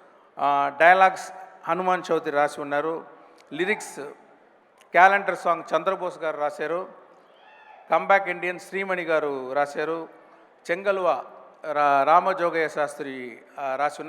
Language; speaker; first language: Telugu; non-native, local second language; Tamil